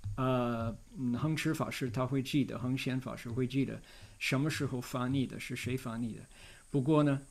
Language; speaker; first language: Chinese; non-native, fluent; English